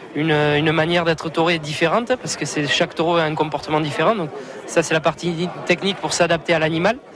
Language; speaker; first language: French; native; French